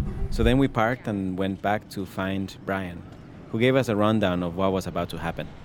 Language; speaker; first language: English; non-native, fluent; Spanish